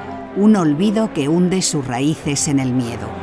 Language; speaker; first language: Spanish; native; Spanish